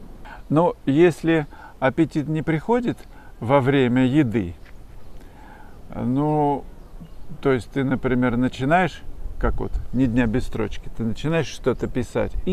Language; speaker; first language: Russian; native; Russian